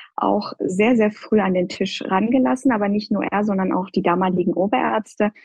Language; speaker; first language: German; non-native, fluent; Persian